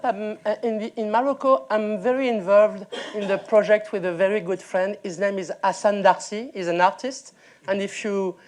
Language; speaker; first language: English; non-native, learner; French